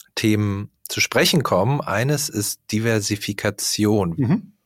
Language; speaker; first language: German; native; German